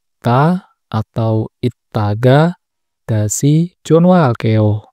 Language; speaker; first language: Korean; non-native, learner; Indonesian